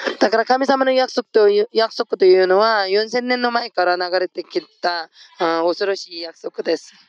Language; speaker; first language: Japanese; non-native, fluent; Korean